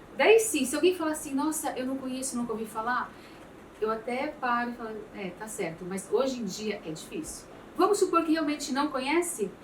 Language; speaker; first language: Portuguese; early bilingual, other home language; Arabic